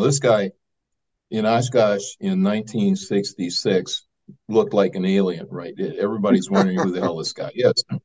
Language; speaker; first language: English; native; English